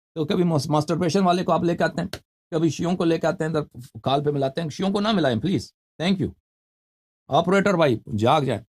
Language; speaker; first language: Urdu; non-native, fluent; Persian